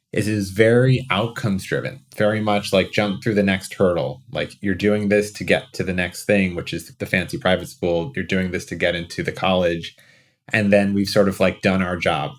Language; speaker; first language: English; native; English